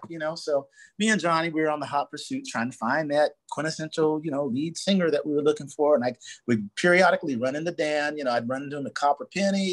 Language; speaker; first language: English; native; English